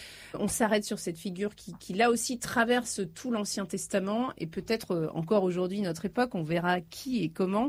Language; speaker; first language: French; native; French